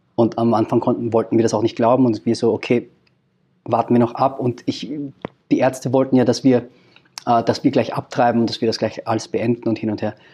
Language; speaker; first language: German; early bilingual, other home language; Filipino